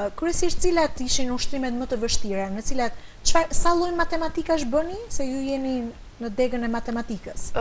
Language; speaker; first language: Albanian; native; Albanian